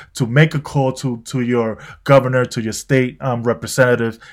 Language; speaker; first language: English; native; English